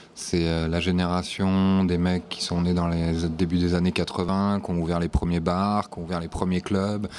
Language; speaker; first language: French; native; French